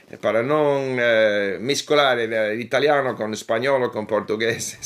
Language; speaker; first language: Italian; non-native, fluent; English